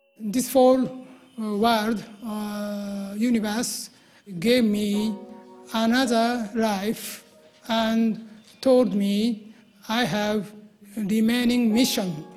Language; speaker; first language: English; non-native, learner; Japanese